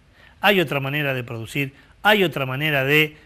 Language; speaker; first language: Spanish; native; Spanish